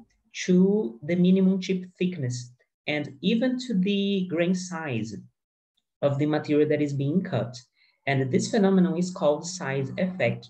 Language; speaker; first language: English; non-native, fluent; Portuguese